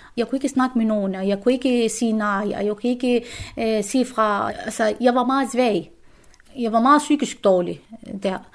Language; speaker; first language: Danish; non-native, fluent; Arabic